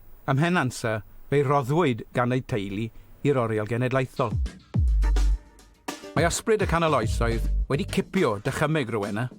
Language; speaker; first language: Welsh; native; Welsh